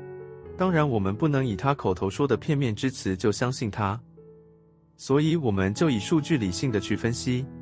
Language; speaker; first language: Chinese; native; Chinese